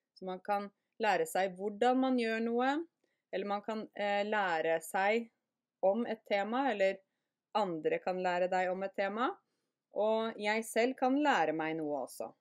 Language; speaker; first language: Norwegian; native; Norwegian